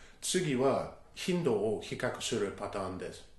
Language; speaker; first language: Japanese; non-native, fluent; English